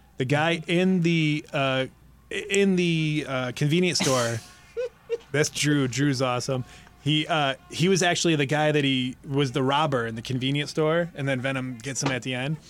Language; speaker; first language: English; native; English